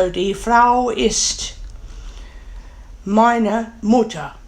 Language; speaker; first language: German; non-native, learner; English